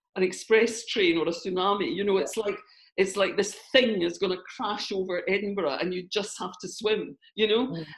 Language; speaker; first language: English; native; English